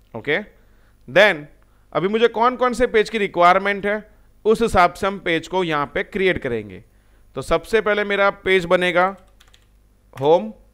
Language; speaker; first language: Hindi; non-native, local second language; Gujarati